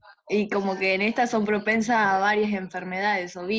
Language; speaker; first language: Spanish; native; Spanish